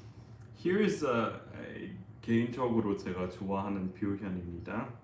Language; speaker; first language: Korean; non-native, fluent; English